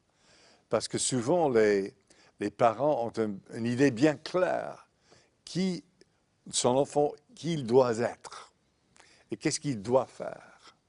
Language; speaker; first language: French; non-native, fluent; English